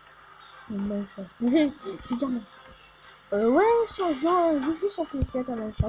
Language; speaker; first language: French; native; French